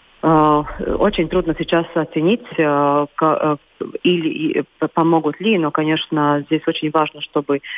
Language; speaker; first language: Russian; non-native, local second language; Latvian